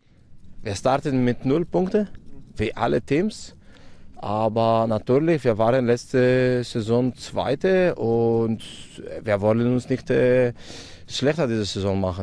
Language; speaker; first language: German; non-native, fluent; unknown